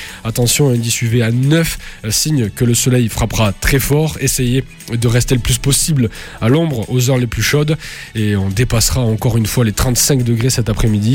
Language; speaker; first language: French; native; French